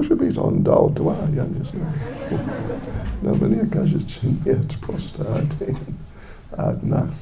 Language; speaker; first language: Russian; non-native, learner; English